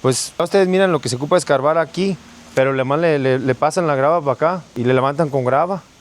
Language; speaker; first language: Spanish; early bilingual, heritage; Spanish